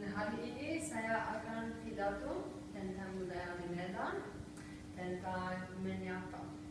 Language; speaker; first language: Indonesian; non-native, learner; Norwegian